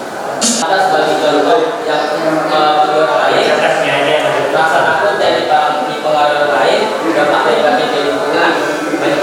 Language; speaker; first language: Indonesian; native; Indonesian